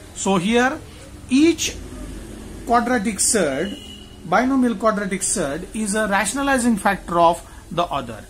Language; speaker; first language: English; non-native, local second language; Marathi